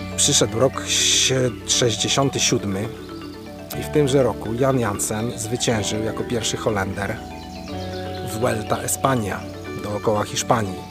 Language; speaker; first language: Polish; native; Polish